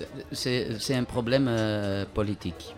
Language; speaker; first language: French; non-native, learner; Dutch